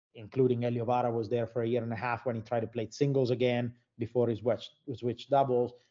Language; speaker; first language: English; non-native, fluent; Italian